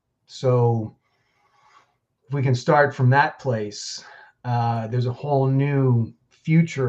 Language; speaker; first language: English; native; English